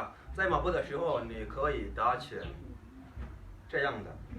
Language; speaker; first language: Chinese; non-native, learner; Kinyarwanda